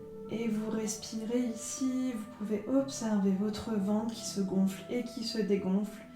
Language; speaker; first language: French; native; French